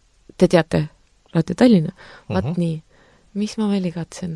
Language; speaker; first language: Estonian; native; Estonian